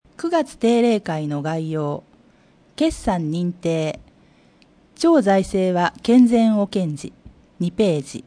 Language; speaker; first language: Japanese; native; Japanese